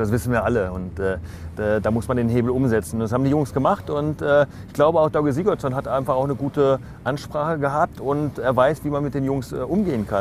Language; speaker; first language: German; native; German